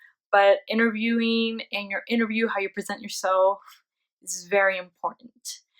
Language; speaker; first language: English; early bilingual, other home language; Spanish